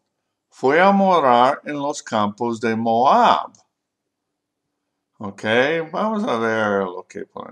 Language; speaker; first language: Spanish; non-native, learner; English